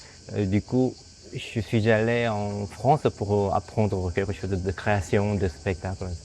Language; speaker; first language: French; non-native, fluent; Korean